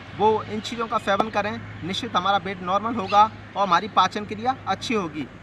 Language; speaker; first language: Hindi; native; Hindi